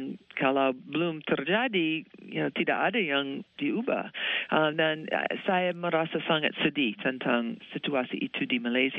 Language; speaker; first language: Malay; non-native, fluent; English